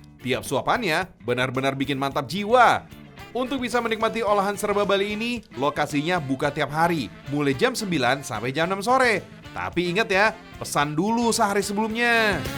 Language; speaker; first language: Indonesian; native; Indonesian